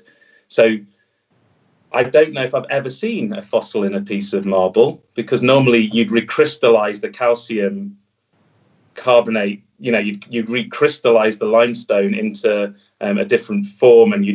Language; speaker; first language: English; native; English